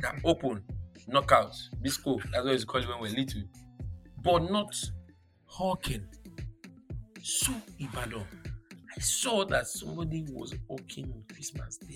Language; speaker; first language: English; non-native, local second language; Yoruba